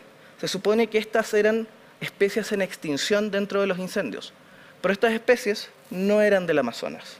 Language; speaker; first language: Spanish; native; Spanish